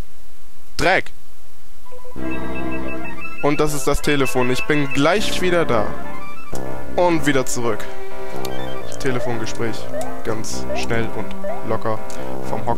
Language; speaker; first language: German; native; German